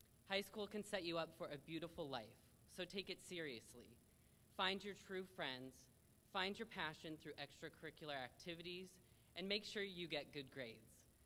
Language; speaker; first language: English; native; English